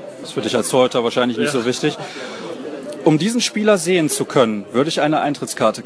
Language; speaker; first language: German; native; German